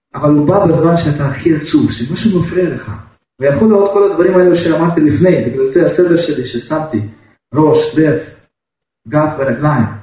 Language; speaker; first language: Hebrew; non-native, fluent; Russian